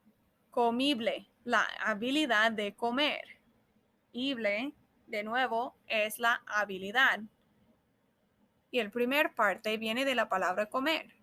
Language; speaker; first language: Spanish; non-native, fluent; English